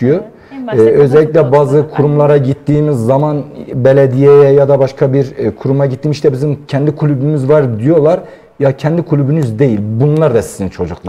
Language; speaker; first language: Turkish; native; Turkish